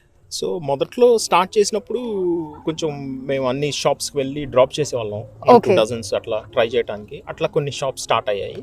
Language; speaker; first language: Telugu; native; Telugu